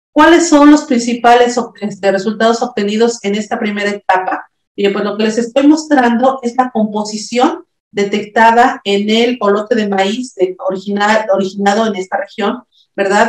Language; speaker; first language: Spanish; native; Spanish